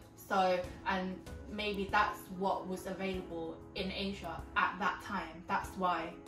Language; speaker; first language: English; non-native, fluent; Vietnamese